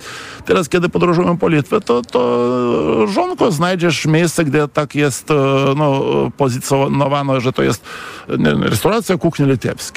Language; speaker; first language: Polish; non-native, fluent; Lithuanian